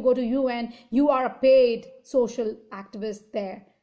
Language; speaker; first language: English; non-native, local second language; Hindi